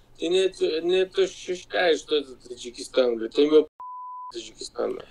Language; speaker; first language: Russian; non-native, local second language; Lithuanian